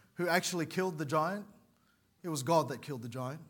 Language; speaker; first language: English; native; English